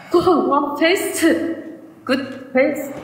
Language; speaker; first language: English; non-native, learner; Korean